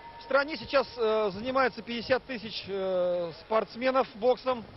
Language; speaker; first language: Russian; native; Russian